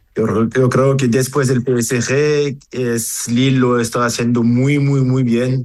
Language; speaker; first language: Spanish; non-native, fluent; French